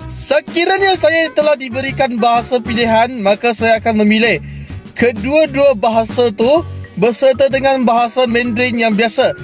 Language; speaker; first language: Malay; non-native, local second language; Cantonese